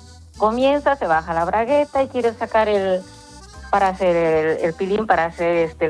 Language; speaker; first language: Spanish; native; Spanish